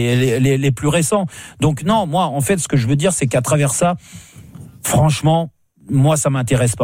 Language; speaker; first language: French; native; French